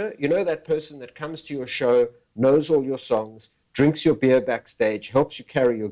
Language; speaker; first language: English; native; English